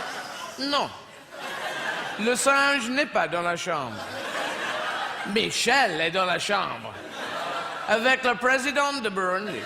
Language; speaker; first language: French; non-native, fluent; English